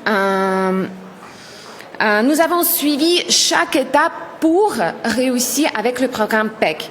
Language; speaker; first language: French; non-native, learner; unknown